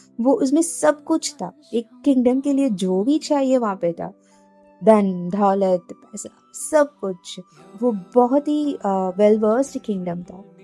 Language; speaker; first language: Hindi; non-native, local second language; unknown